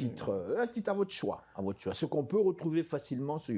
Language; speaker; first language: French; native; French